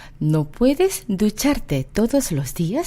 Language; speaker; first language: Spanish; non-native, fluent; Korean